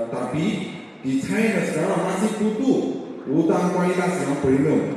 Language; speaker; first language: Indonesian; non-native, learner; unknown